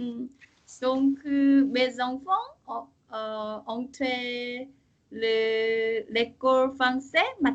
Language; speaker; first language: French; non-native, learner; Korean